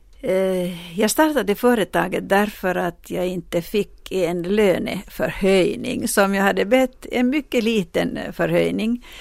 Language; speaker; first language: Swedish; non-native, local second language; Finnish